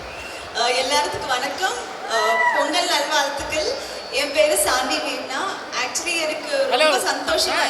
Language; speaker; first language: Tamil; non-native, learner; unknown